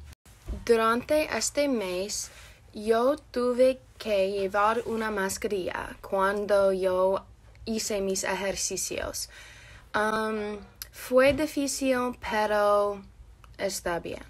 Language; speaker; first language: Spanish; non-native, learner; English